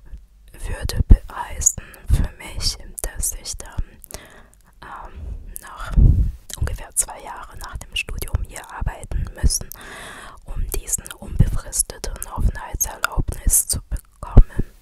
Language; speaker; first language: German; non-native, fluent; Chinese